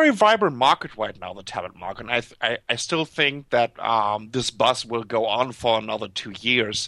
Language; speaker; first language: English; non-native, fluent; German